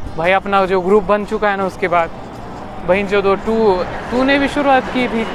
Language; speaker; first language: Hindi; non-native, local second language; Marathi